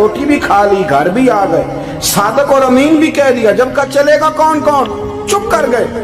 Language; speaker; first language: Urdu; non-native, local second language; Punjabi